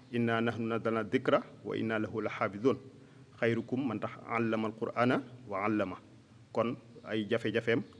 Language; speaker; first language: Wolof; native; Wolof